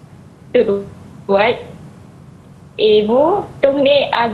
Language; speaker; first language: French; non-native, learner; Malay